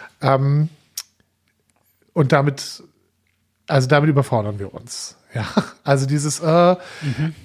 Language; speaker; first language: German; native; German